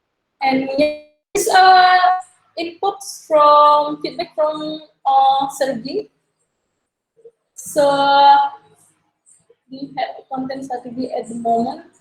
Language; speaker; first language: English; non-native, learner; Indonesian